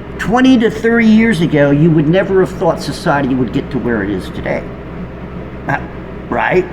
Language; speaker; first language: English; native; English